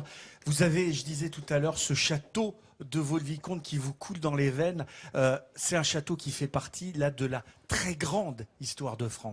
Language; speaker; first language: French; native; French